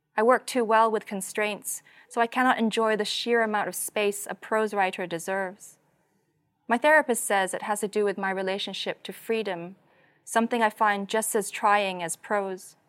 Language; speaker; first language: English; non-native, local second language; Cantonese